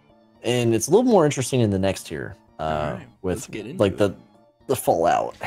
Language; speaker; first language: English; native; English